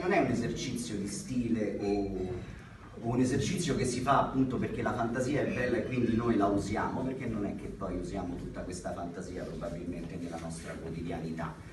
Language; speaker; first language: Italian; native; Italian